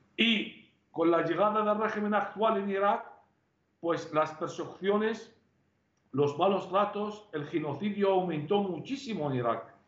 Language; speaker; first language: Spanish; non-native, fluent; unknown